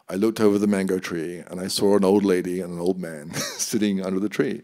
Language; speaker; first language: English; native; English